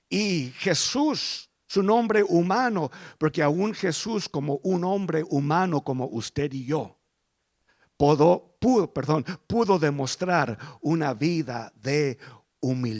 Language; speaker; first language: Spanish; early bilingual, heritage; Spanish